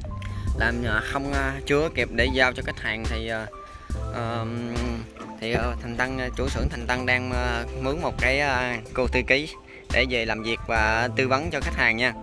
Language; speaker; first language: Vietnamese; native; Vietnamese